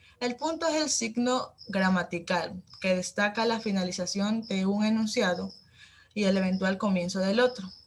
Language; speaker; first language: Spanish; native; Spanish